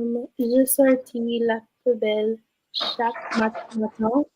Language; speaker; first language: French; non-native, learner; English